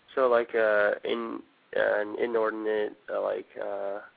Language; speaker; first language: English; early bilingual, other home language; Korean